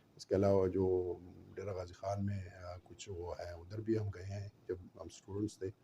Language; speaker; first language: Urdu; non-native, local second language; Pashto